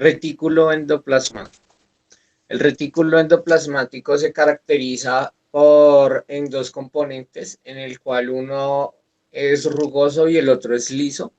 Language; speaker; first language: Spanish; native; Spanish